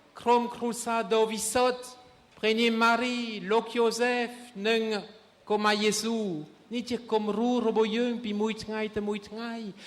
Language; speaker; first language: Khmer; non-native, fluent; French